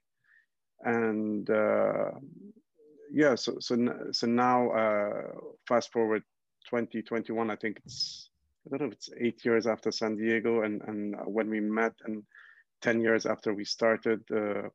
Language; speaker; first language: English; non-native, local second language; Arabic